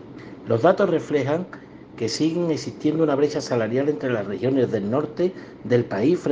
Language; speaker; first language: Spanish; native; Spanish